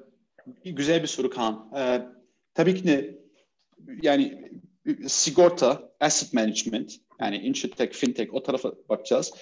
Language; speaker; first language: Turkish; early bilingual, heritage; Turkish